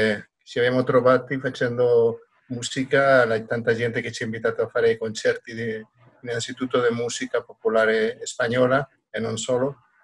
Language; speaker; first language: Italian; non-native, fluent; Spanish